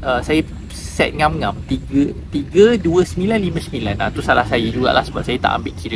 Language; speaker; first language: Malay; native; Malay